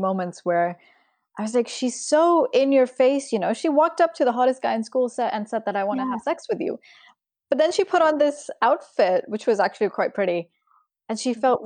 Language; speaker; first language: English; non-native, local second language; Urdu